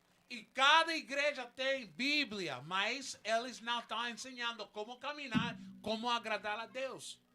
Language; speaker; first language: Portuguese; non-native, learner; Spanish